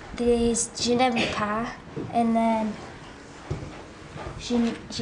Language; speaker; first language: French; non-native, learner; English